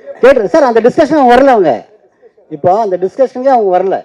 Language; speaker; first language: Tamil; native; Tamil